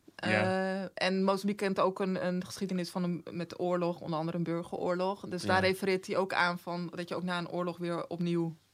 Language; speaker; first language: Dutch; early bilingual, other home language; Portuguese